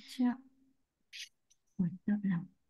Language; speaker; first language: Chinese; non-native, fluent; Vietnamese